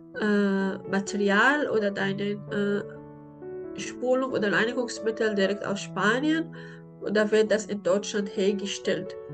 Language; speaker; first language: German; non-native, learner; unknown